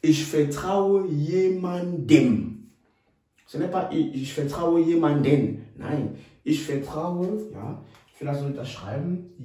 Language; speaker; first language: German; non-native, fluent; French